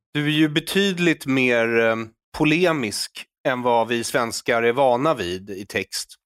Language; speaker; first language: Swedish; native; Swedish